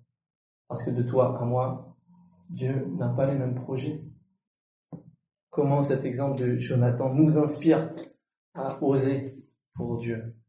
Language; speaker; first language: French; native; French